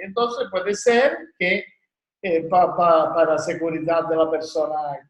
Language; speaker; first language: Spanish; non-native, learner; Italian